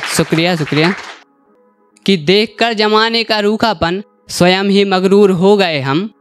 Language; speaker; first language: Hindi; native; Hindi